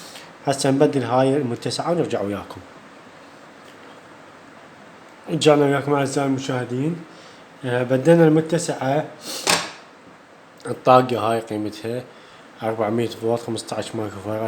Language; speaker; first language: Arabic; native; Arabic